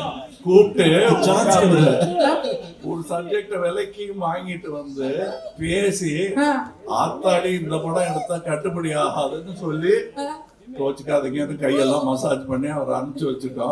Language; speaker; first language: Tamil; native; Tamil